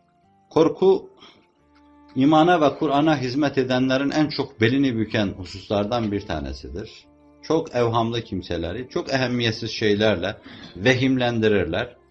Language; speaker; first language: Turkish; native; Turkish